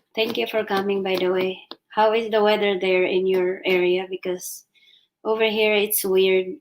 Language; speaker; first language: English; non-native, local second language; Filipino